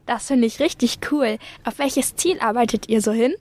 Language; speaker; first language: German; native; German